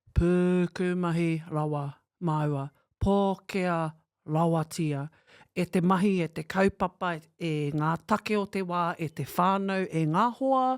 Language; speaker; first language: Māori; non-native, local second language; English